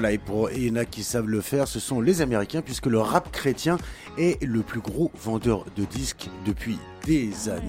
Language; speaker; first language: French; native; French